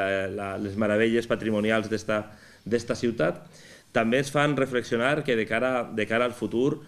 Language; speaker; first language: Catalan; native; Catalan